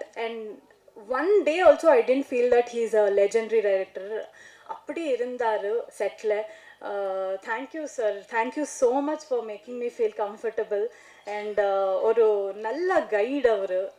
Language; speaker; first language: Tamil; non-native, learner; Kannada